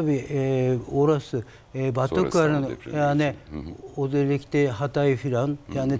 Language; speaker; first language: Turkish; non-native, learner; Japanese